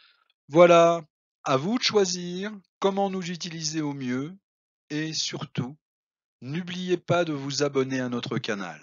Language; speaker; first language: French; non-native, fluent; Spanish